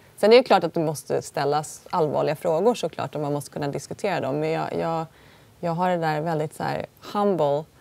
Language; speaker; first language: Swedish; early bilingual, other home language; Polish